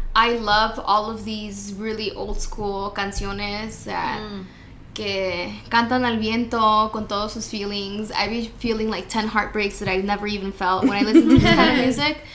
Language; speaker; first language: English; early bilingual, other home language; Spanish